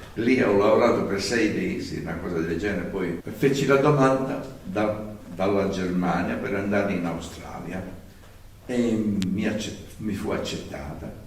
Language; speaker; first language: Italian; native; Italian